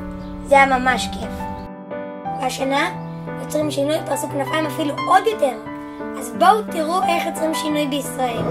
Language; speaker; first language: Hebrew; native; Hebrew